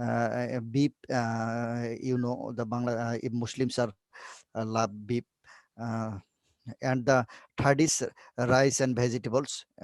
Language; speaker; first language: English; non-native, local second language; Bangla